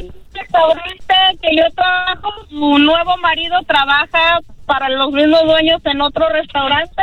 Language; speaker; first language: Spanish; native; Spanish